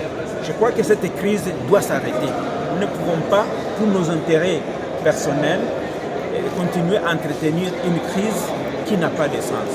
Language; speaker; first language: French; non-native, local second language; Swahili